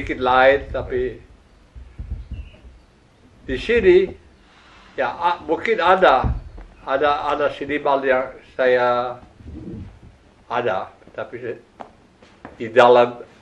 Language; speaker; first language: Indonesian; non-native, learner; Dutch